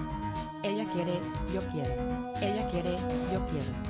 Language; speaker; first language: Spanish; non-native, learner; English